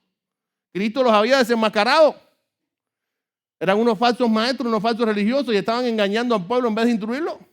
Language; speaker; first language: Spanish; native; Spanish